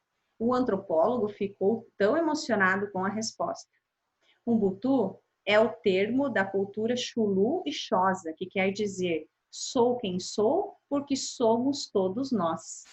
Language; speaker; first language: Portuguese; native; Portuguese